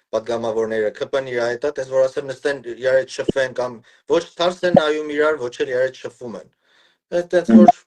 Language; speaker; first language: Armenian; early bilingual, heritage; Armenian